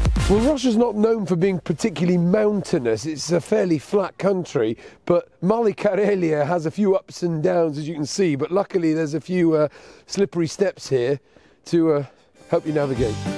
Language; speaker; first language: English; native; English